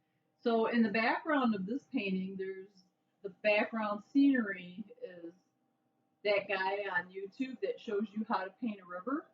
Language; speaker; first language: English; native; English